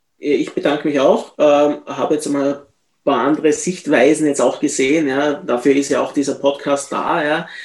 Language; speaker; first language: German; native; German